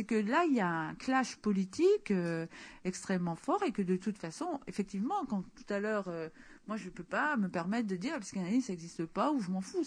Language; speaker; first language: French; native; French